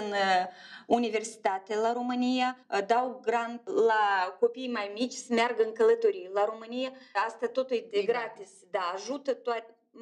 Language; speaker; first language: Romanian; non-native, local second language; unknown